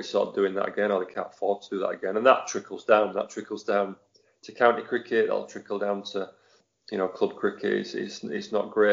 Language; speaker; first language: English; native; English